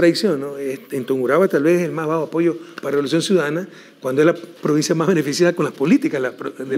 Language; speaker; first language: Spanish; native; Spanish